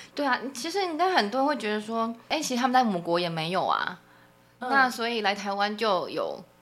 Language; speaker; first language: Chinese; native; Chinese